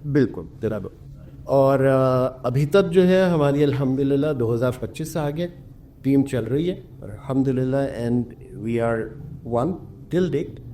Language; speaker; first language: Urdu; early bilingual, heritage; Urdu